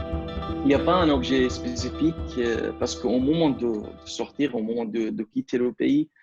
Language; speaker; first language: French; non-native, fluent; Arabic